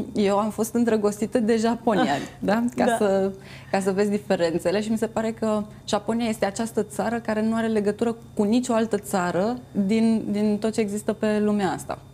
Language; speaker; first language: Romanian; native; Romanian